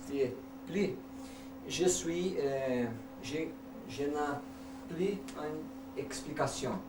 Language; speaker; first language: French; non-native, learner; Portuguese